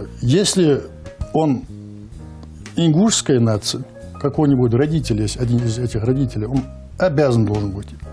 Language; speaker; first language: Russian; non-native, local second language; Ingush